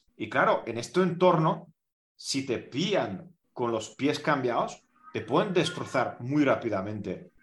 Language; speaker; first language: Spanish; non-native, fluent; Hungarian